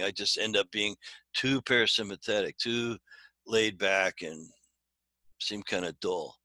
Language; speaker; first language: English; native; English